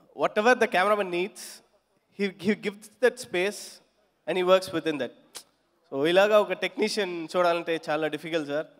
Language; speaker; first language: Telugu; non-native, learner; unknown